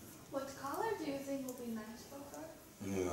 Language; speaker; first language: English; non-native, fluent; Chinese